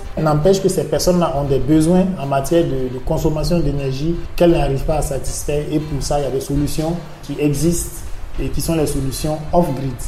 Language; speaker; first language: French; non-native, local second language; Mossi